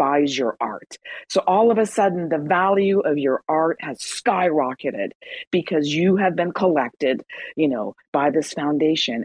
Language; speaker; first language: English; early bilingual, other home language; Persian